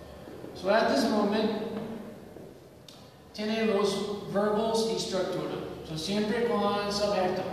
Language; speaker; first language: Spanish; non-native, learner; English